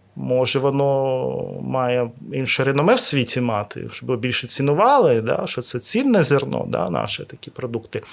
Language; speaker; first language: Ukrainian; non-native, local second language; Russian